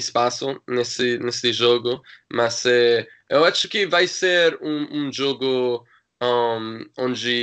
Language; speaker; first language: Portuguese; non-native, learner; English